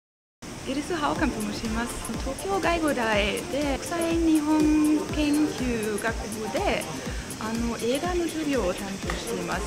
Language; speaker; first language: Japanese; non-native, fluent; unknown